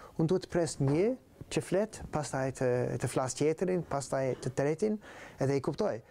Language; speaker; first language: Albanian; non-native, fluent; English